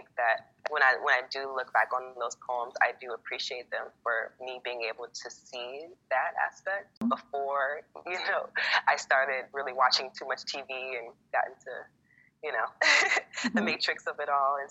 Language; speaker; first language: English; native; English